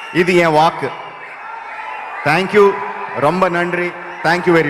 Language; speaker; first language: Tamil; non-native, local second language; Telugu